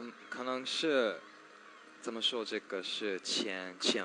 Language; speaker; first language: Chinese; non-native, learner; English